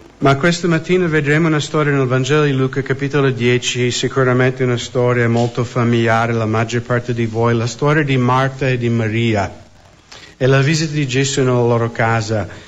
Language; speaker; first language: Italian; non-native, fluent; English